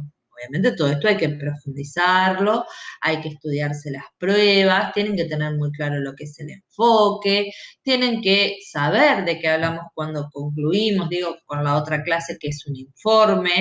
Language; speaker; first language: Spanish; native; Spanish